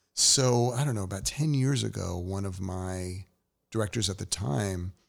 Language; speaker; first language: English; native; English